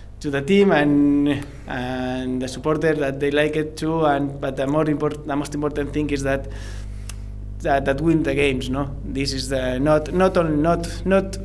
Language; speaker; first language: English; non-native, learner; Spanish